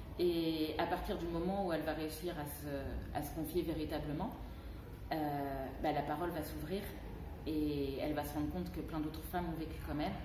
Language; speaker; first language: French; native; French